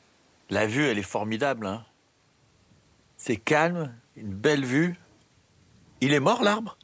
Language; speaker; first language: French; native; French